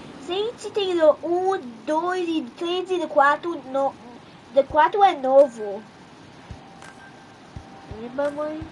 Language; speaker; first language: Portuguese; early bilingual, heritage; Portuguese